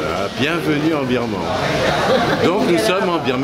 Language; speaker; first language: French; native; French